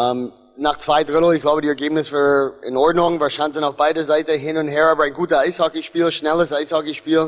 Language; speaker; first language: German; non-native, fluent; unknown